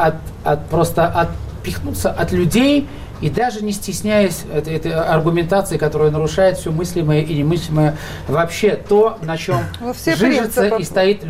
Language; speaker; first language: Russian; native; Russian